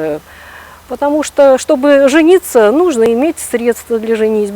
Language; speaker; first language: Russian; non-native, local second language; Ukrainian